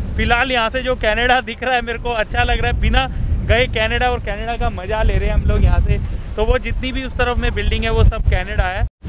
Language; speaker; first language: Hindi; native; Hindi